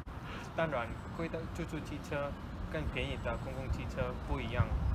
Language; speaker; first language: Chinese; non-native, learner; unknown